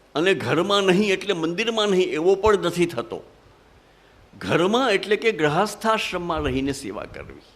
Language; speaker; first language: Gujarati; non-native, local second language; Hindi